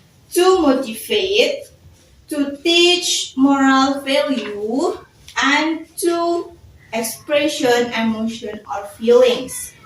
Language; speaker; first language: English; non-native, learner; Indonesian